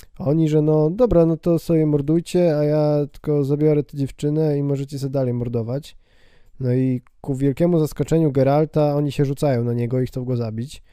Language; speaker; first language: Polish; native; Polish